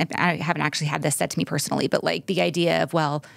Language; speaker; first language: English; native; English